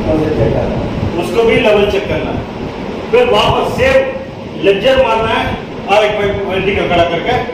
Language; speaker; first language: Hindi; non-native, local second language; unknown